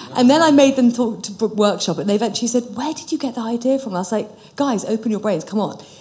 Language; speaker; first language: English; native; English